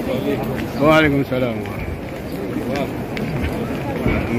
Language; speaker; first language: Indonesian; non-native, local second language; Javanese